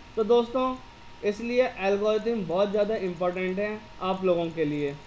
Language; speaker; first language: Hindi; native; Hindi